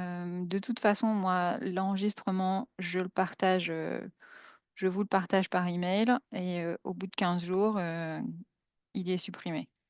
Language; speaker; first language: French; native; French